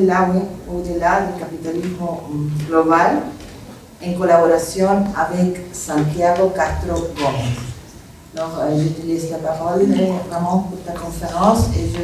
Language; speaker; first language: French; non-native, fluent; Spanish